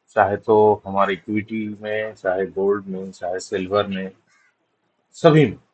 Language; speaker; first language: Hindi; non-native, local second language; Bangla